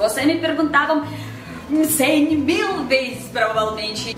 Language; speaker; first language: Portuguese; non-native, fluent; Russian